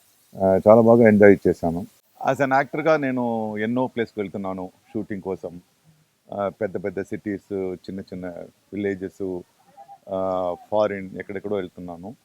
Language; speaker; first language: Telugu; non-native, fluent; Tamil